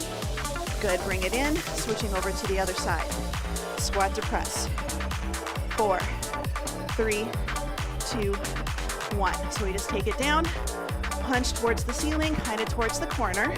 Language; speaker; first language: English; native; English